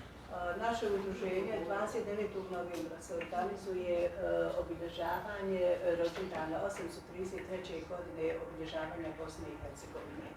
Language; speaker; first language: Bosnian; native; Bosnian